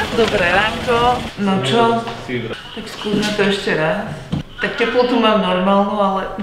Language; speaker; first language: Slovak; native; Slovak